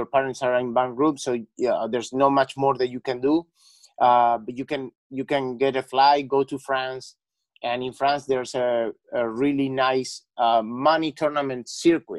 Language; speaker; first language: English; non-native, fluent; Spanish